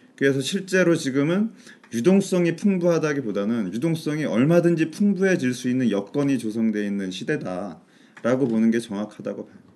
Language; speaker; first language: Korean; native; Korean